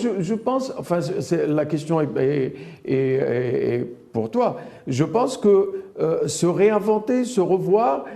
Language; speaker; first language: French; non-native, local second language; Arabic